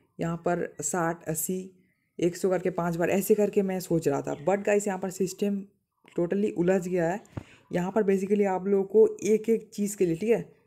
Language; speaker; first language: Hindi; non-native, local second language; Bangla